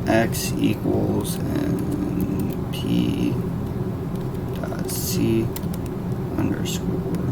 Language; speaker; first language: English; native; English